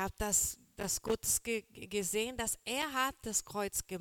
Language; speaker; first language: German; non-native, learner; Portuguese